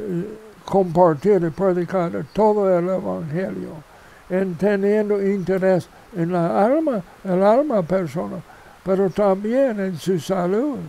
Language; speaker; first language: Spanish; non-native, fluent; English